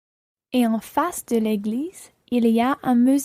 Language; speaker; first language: French; non-native, learner; English